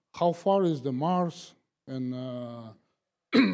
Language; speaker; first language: English; non-native, learner; Kazakh